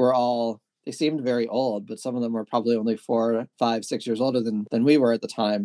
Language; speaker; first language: English; native; English